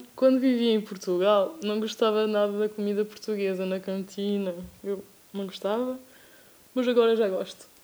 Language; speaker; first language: Portuguese; early bilingual, heritage; French